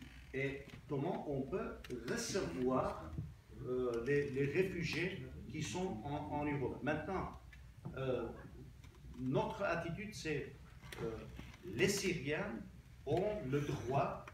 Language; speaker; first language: French; non-native, local second language; Armenian